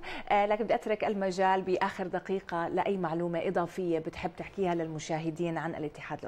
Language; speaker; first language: Arabic; native; Arabic